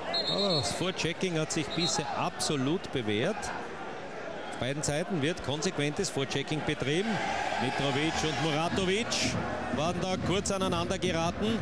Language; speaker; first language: German; native; German